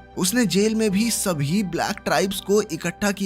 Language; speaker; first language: Hindi; native; Hindi